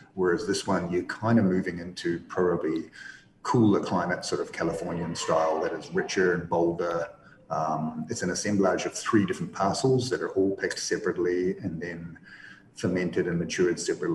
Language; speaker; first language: English; native; English